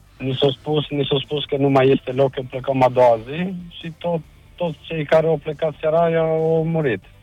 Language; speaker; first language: Romanian; non-native, fluent; Albanian